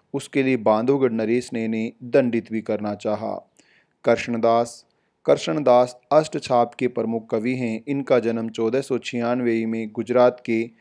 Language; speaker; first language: Hindi; native; Hindi